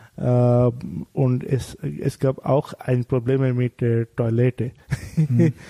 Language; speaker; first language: German; non-native, learner; Bangla